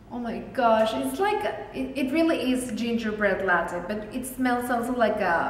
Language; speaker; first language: English; non-native, fluent; Spanish